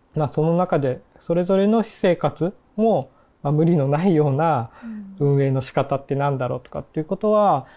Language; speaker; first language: Japanese; native; Japanese